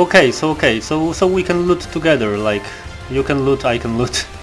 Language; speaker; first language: English; non-native, learner; Polish